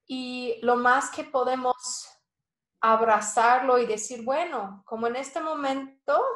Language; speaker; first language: Spanish; non-native, fluent; English